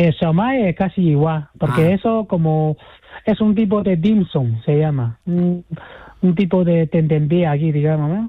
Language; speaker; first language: Spanish; non-native, fluent; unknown